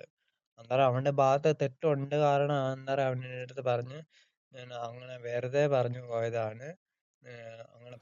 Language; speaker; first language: Malayalam; early bilingual, heritage; Malayalam